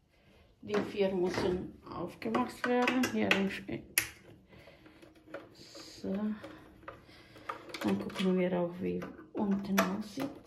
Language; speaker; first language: German; non-native, fluent; Croatian